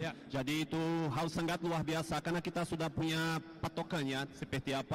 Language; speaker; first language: Indonesian; non-native, fluent; Portuguese